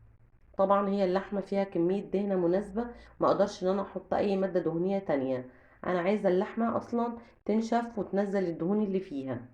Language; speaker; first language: Arabic; native; Arabic